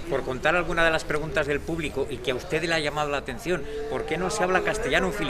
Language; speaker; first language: Spanish; native; Spanish